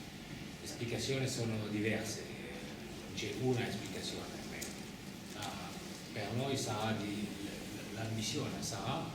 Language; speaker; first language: Italian; non-native, fluent; French